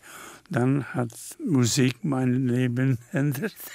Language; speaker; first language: German; non-native, fluent; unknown